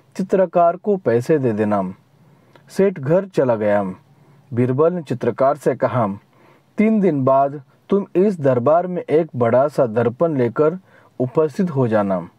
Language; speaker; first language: Hindi; non-native, local second language; Marathi